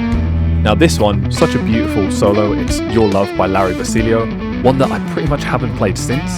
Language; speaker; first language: English; native; English